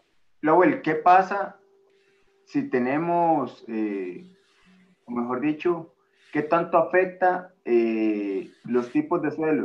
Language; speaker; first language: Spanish; native; Spanish